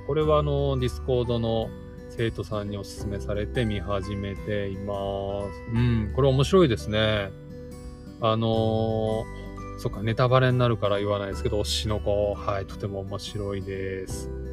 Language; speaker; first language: Japanese; native; Japanese